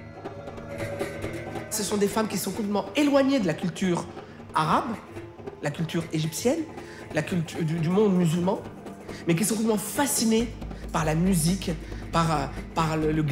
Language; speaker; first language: French; non-native, local second language; Arabic